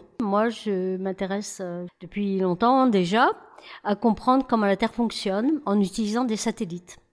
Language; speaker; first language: French; native; French